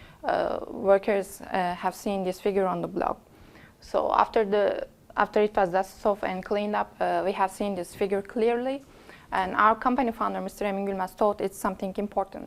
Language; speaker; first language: English; non-native, fluent; Turkish